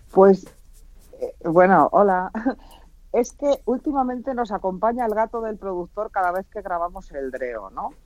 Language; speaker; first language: Spanish; native; Spanish